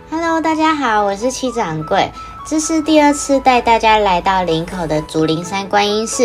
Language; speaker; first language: Chinese; native; Chinese